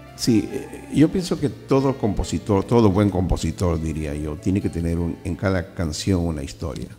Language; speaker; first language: Spanish; native; Spanish